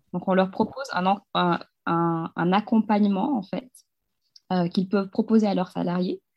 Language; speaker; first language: French; non-native, local second language; Fula